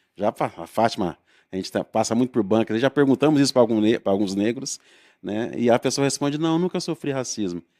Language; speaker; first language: Portuguese; native; Portuguese